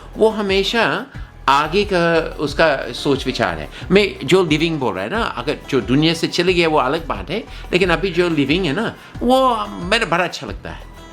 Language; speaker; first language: Hindi; non-native, fluent; English